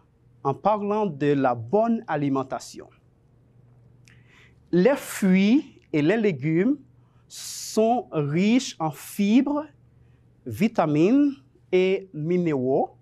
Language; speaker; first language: French; non-native, fluent; Spanish